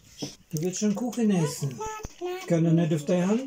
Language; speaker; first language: German; native; German